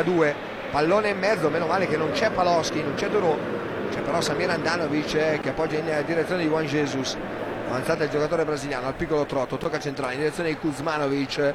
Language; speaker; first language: Italian; native; Italian